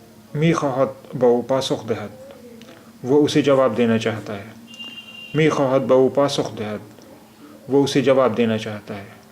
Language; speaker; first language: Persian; non-native, fluent; Urdu